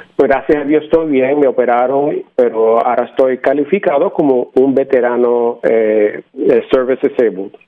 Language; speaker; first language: Spanish; native; Spanish